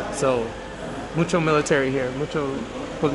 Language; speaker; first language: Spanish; non-native, learner; English